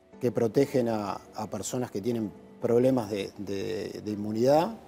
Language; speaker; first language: Spanish; native; Spanish